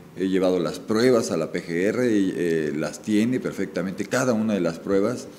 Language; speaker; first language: Spanish; native; Spanish